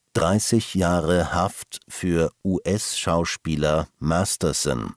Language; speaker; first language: German; native; German